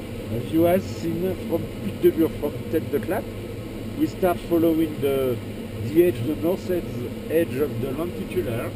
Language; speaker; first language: English; non-native, fluent; French